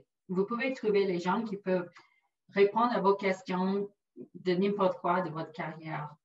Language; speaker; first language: French; non-native, local second language; English